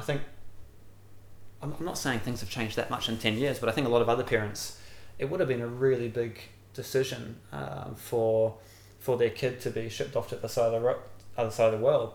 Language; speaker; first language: English; native; English